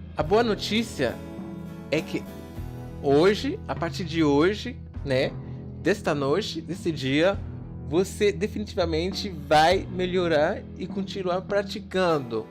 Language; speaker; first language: Portuguese; non-native, fluent; English